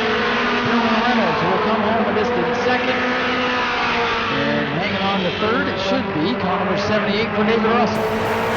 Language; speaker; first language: English; native; English